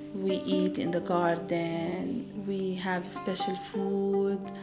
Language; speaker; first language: English; non-native, fluent; Arabic